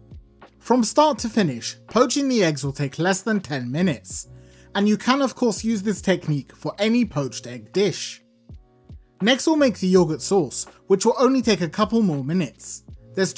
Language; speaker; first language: English; native; English